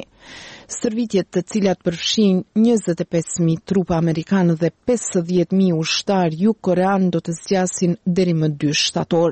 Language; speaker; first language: Albanian; native; Albanian